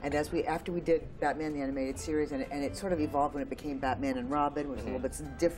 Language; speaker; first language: English; native; English